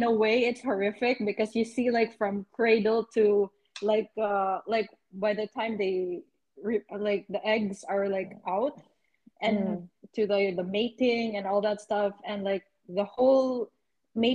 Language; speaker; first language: English; non-native, local second language; Cebuano